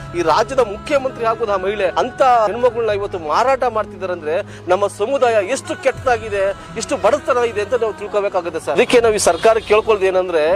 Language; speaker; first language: Kannada; non-native, local second language; Lambadi